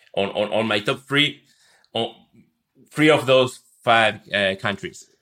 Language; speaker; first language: English; non-native, fluent; Spanish